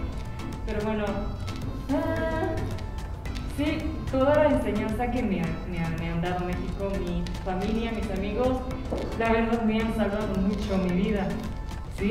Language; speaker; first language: Spanish; non-native, fluent; Japanese